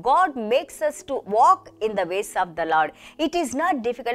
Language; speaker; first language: English; non-native, local second language; Telugu